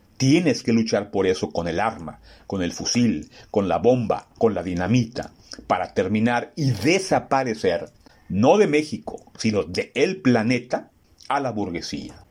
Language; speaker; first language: Spanish; native; Spanish